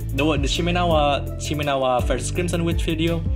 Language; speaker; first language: English; non-native, fluent; Indonesian